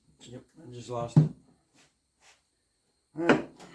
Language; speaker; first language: English; native; English